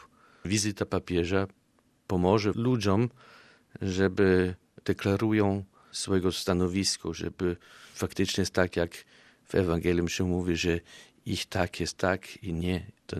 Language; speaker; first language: Polish; non-native, fluent; German